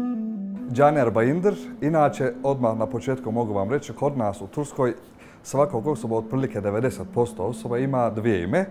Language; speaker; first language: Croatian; non-native, fluent; Turkish